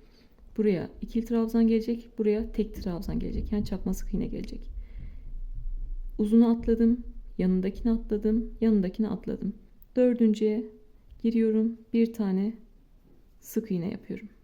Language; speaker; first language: Turkish; native; Turkish